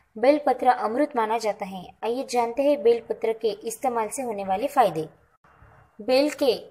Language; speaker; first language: Hindi; non-native, local second language; Marathi